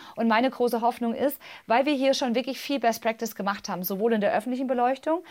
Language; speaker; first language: German; native; German